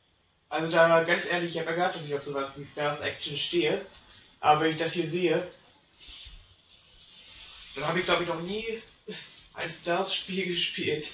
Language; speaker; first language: German; native; German